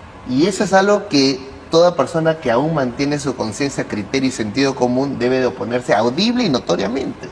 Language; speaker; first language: Spanish; native; Spanish